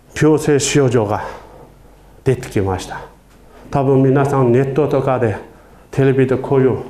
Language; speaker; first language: Japanese; non-native, fluent; Chinese